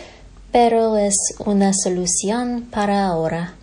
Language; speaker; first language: Spanish; non-native, learner; English